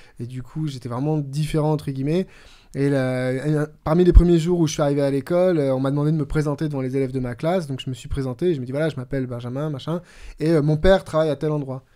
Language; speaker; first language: French; native; French